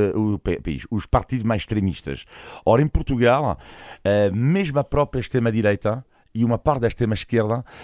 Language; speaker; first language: Portuguese; non-native, fluent; French